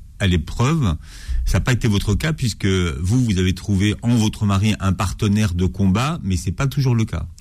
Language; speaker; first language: French; native; French